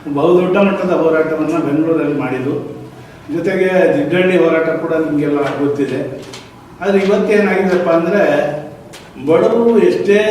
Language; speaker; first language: Kannada; native; Kannada